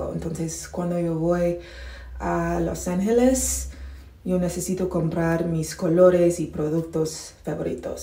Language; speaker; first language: Spanish; non-native, learner; English